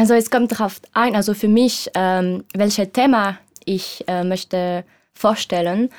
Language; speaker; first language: German; non-native, learner; French